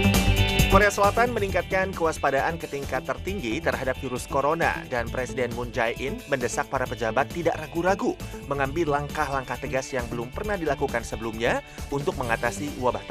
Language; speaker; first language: Indonesian; native; Indonesian